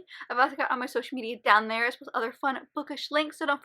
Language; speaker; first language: English; native; English